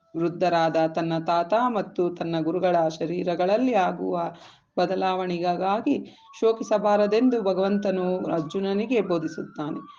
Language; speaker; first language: Kannada; native; Kannada